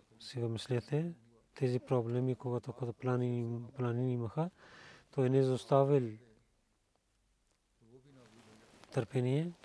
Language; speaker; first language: Bulgarian; non-native, learner; Urdu